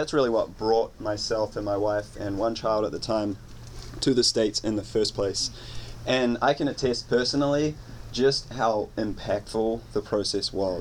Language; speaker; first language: English; native; English